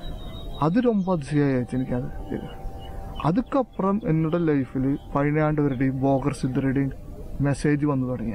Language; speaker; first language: Tamil; non-native, learner; Malayalam